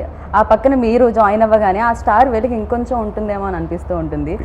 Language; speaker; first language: Telugu; native; Telugu